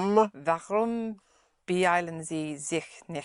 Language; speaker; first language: German; non-native, learner; English